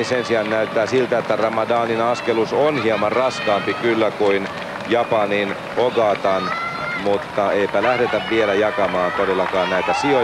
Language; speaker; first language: Finnish; native; Finnish